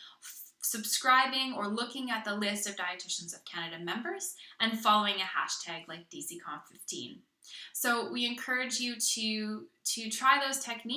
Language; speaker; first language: English; native; English